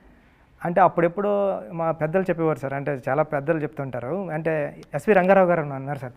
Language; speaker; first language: Telugu; native; Telugu